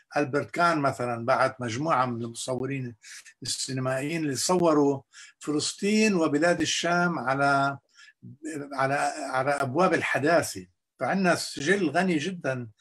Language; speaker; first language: Arabic; native; Arabic